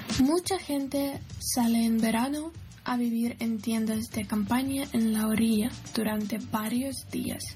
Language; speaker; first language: Spanish; non-native, fluent; Ukrainian